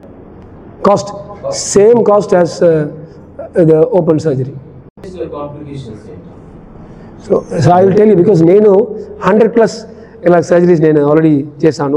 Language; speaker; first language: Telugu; non-native, learner; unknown